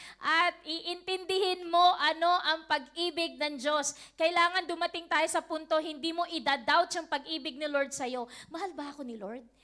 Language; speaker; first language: Filipino; native; Filipino